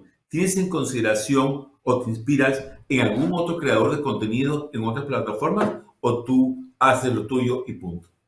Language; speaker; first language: Spanish; native; Spanish